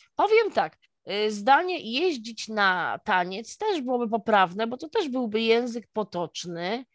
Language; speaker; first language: Polish; native; Polish